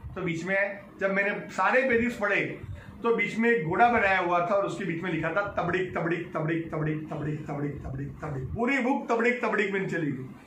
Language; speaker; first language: Hindi; native; Hindi